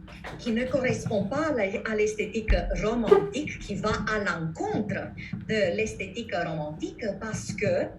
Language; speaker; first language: French; non-native, fluent; Romanian